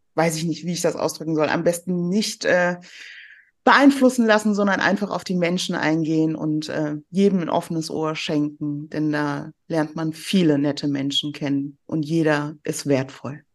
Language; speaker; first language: German; early bilingual, other home language; Persian